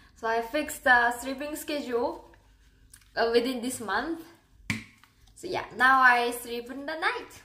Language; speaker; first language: English; non-native, fluent; Japanese